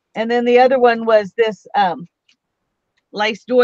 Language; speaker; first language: English; native; English